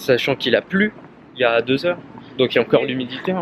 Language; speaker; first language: French; native; French